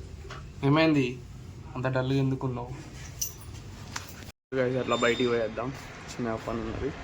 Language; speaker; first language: Telugu; native; Telugu